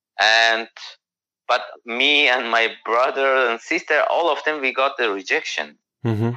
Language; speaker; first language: English; non-native, learner; Persian